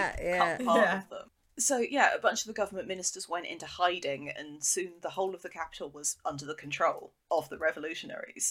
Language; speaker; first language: English; native; English